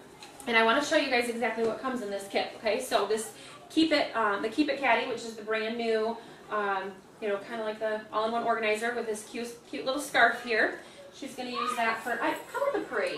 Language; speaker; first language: English; native; English